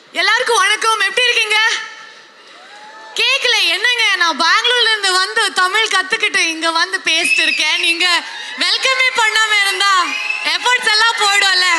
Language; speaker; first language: Tamil; non-native, local second language; Kannada